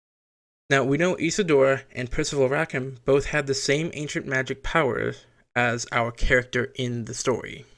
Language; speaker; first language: English; native; English